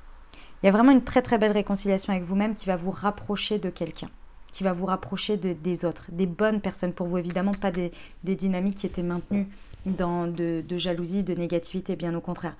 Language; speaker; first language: French; native; French